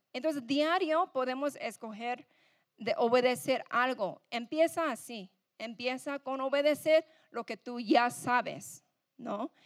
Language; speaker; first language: Spanish; non-native, fluent; English